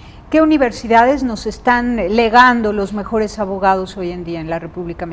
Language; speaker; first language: Spanish; native; Spanish